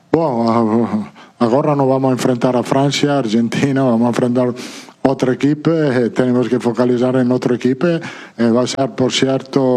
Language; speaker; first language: Portuguese; non-native, fluent; Italian